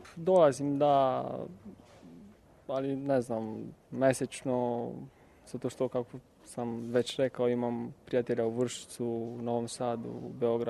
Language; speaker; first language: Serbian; non-native, learner; Romanian